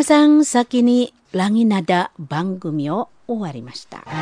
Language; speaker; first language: Japanese; non-native, learner; Indonesian